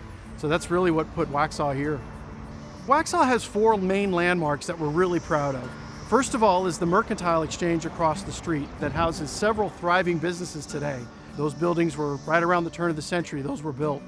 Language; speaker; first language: English; native; English